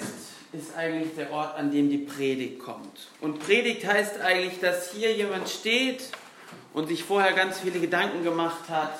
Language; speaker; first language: German; native; German